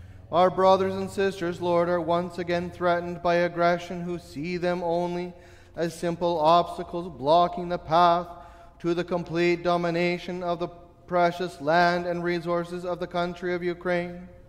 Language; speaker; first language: English; native; English